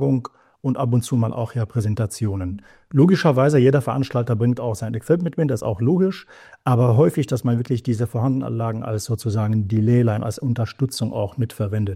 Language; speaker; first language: German; native; German